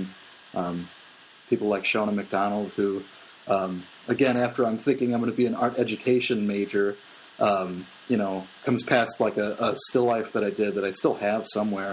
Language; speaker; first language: English; native; English